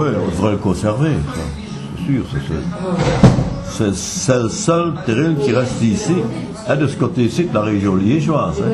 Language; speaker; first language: French; native; French